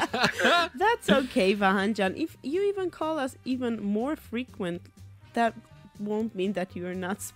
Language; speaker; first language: English; non-native, fluent; Armenian